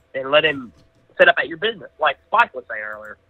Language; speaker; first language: English; native; English